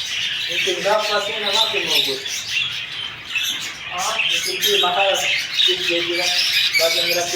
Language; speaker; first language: Arabic; non-native, learner; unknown